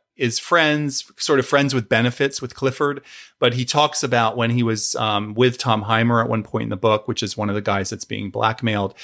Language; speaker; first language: English; native; English